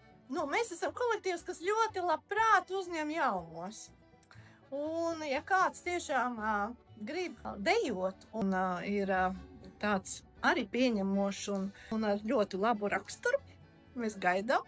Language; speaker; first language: Latvian; native; Latvian